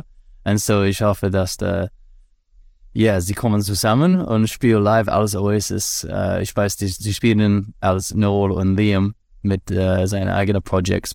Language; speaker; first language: German; non-native, learner; English